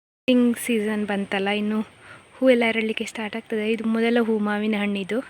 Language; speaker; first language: Kannada; non-native, local second language; Konkani